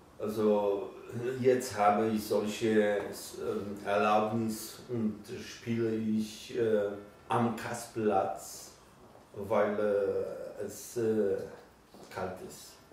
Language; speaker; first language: German; non-native, learner; Polish